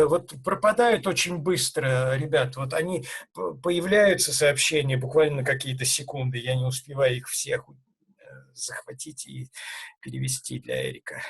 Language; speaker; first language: Russian; native; Russian